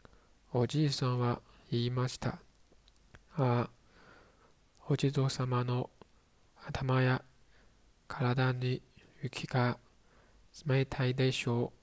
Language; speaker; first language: Japanese; non-native, learner; Chinese